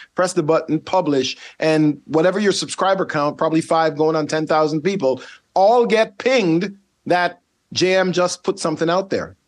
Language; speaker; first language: English; non-native, fluent; Dutch